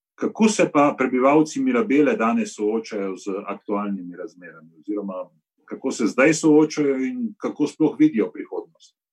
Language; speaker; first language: Slovenian; native; Slovenian